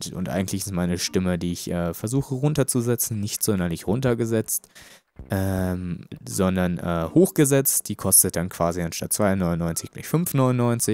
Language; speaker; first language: German; native; German